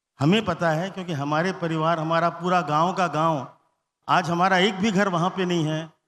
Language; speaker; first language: Hindi; non-native, local second language; Bangla